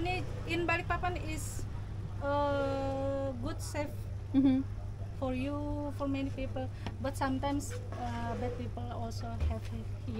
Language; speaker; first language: English; non-native, learner; Indonesian